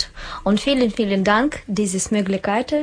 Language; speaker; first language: German; non-native, learner; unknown